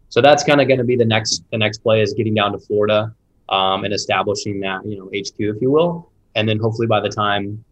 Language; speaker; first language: English; native; English